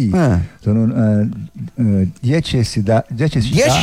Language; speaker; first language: Italian; non-native, learner; Portuguese